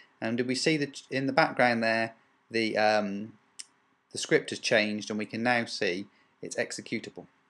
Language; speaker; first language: English; native; English